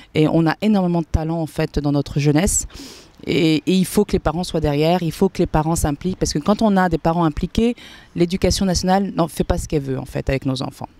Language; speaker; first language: French; native; French